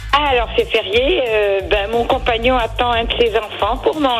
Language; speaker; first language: French; native; French